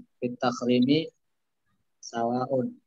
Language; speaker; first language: Arabic; non-native, learner; Indonesian